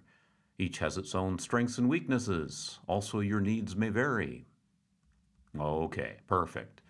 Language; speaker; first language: English; native; English